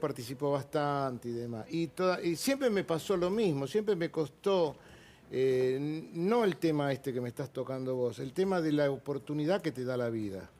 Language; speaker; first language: Spanish; native; Spanish